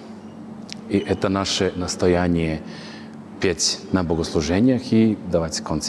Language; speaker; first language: Russian; non-native, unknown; Serbian